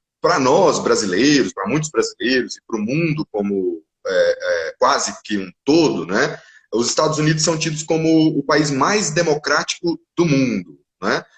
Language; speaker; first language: Portuguese; native; Portuguese